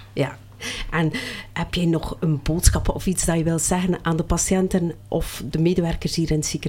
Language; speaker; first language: Dutch; native; Dutch